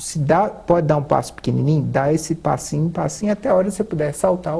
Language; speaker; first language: Portuguese; native; Portuguese